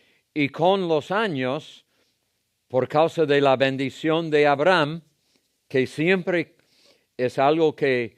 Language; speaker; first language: Spanish; non-native, fluent; English